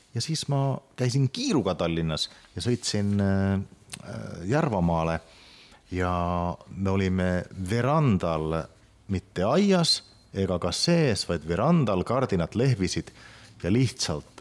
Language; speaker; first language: Estonian; non-native, fluent; Finnish